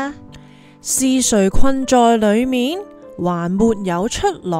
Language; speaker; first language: Chinese; non-native, local second language; Cantonese